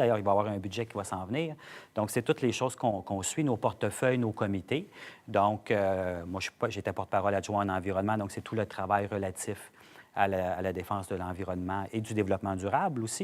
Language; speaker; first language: French; native; French